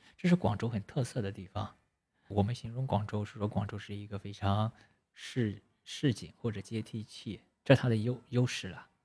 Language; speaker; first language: Chinese; native; Chinese